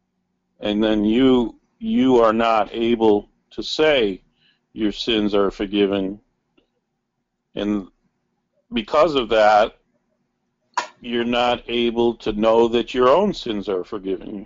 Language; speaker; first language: English; native; English